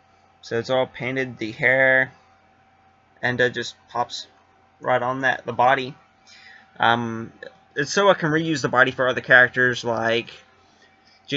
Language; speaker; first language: English; native; English